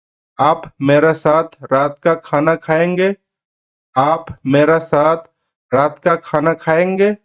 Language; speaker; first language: Hindi; non-native, local second language; Bangla